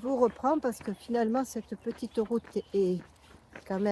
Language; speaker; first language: French; native; French